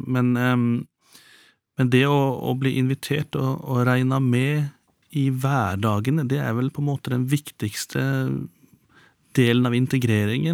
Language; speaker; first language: Norwegian; native; Norwegian